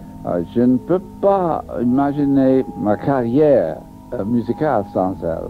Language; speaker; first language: French; non-native, fluent; English